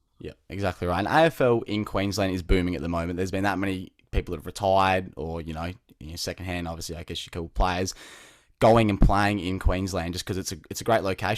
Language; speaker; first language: English; native; English